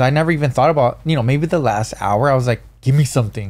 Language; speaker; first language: English; early bilingual, other home language; Spanish